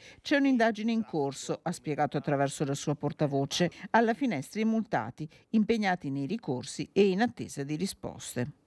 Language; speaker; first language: Italian; native; Italian